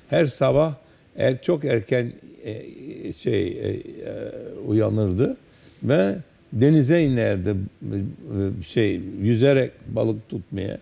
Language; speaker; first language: Turkish; early bilingual, heritage; Turkish